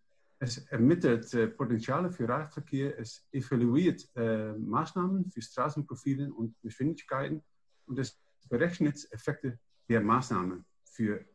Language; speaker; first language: German; non-native, learner; Dutch